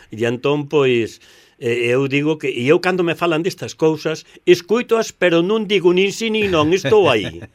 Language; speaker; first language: Galician; native; Galician